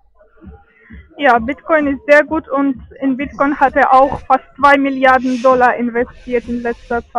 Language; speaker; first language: German; non-native, fluent; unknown